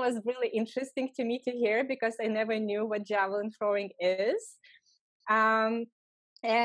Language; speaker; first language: English; non-native, fluent; Lithuanian